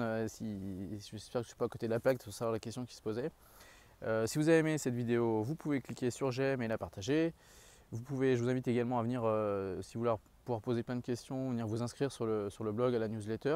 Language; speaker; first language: French; native; French